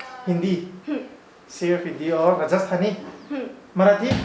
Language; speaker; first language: Hindi; non-native, local second language; Mizo